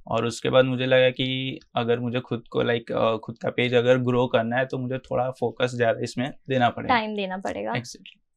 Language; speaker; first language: Hindi; non-native, local second language; Gujarati